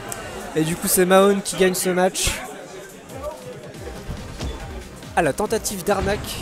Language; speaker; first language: French; native; French